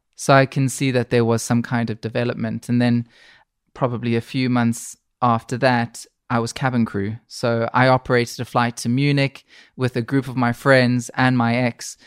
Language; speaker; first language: English; native; English